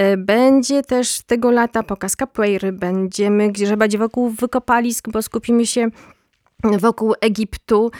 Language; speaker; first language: Polish; native; Polish